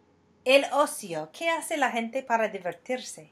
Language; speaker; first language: Spanish; non-native, fluent; English